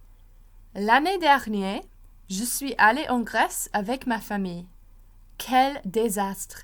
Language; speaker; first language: French; non-native, fluent; English